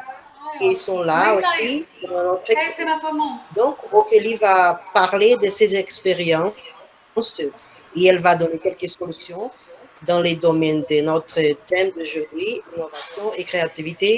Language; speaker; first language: French; non-native, fluent; Portuguese